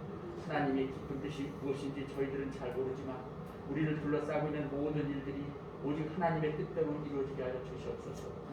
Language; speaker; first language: Korean; native; Korean